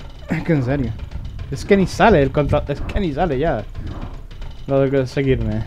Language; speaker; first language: Spanish; native; Spanish